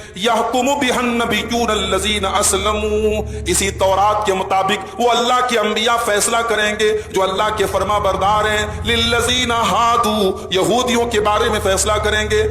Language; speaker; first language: Urdu; native; Urdu